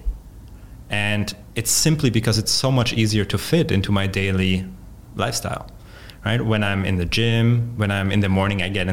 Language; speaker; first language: English; non-native, fluent; Polish